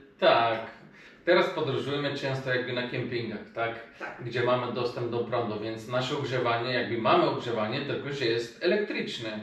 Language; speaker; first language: Polish; non-native, fluent; Macedonian